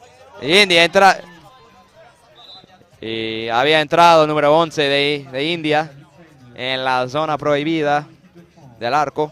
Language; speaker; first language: Spanish; non-native, fluent; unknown